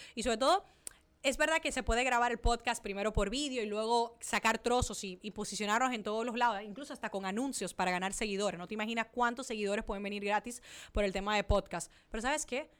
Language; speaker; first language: Spanish; native; Spanish